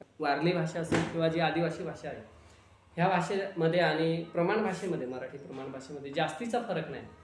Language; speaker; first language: Marathi; non-native, local second language; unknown